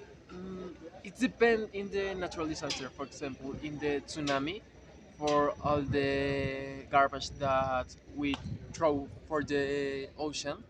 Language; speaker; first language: English; non-native, learner; Spanish